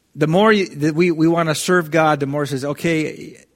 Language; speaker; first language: English; native; English